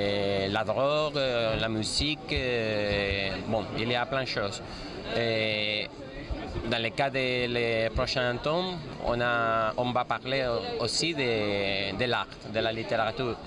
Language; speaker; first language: French; non-native, fluent; Spanish